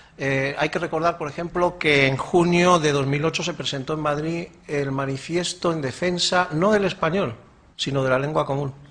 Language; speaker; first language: Spanish; native; Spanish